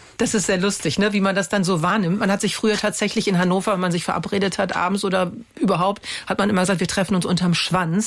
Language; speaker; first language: German; native; German